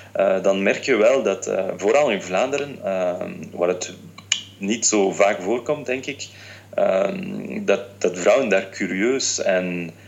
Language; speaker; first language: Dutch; non-native, fluent; French